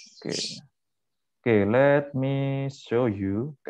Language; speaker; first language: English; non-native, fluent; Indonesian